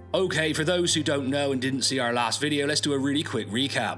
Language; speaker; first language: English; native; English